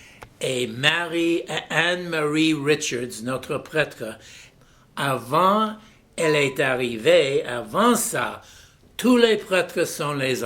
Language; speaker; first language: French; non-native, fluent; English